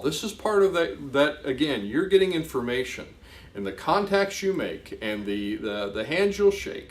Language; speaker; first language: English; native; English